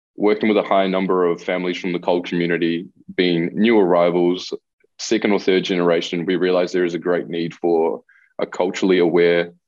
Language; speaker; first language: English; non-native, local second language; Spanish